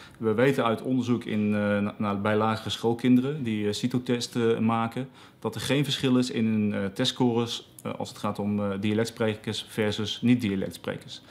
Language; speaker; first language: Dutch; native; Dutch